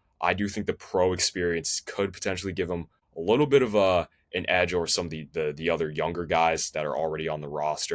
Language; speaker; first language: English; native; English